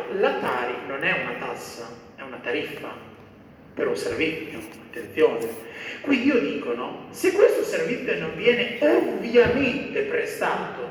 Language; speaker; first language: Italian; native; Italian